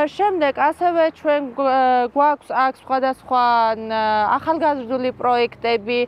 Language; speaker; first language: Georgian; non-native, local second language; Armenian